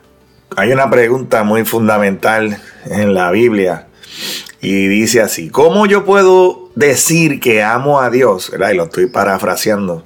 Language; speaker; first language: Spanish; native; Spanish